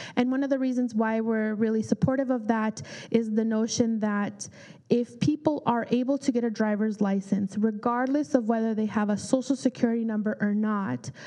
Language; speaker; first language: English; early bilingual, other home language; Spanish